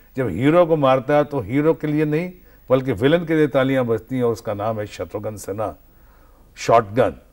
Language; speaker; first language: Hindi; native; Hindi